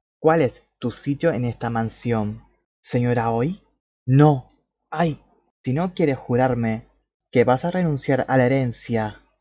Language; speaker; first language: Spanish; native; Spanish